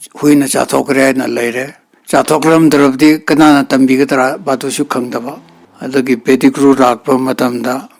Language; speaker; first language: Manipuri; non-native, local second language; Tangkhul Naga (India)